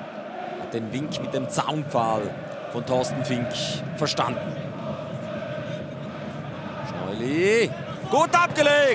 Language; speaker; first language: German; native; German